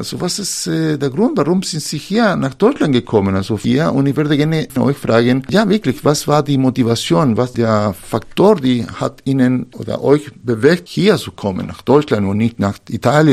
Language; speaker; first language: German; non-native, fluent; Spanish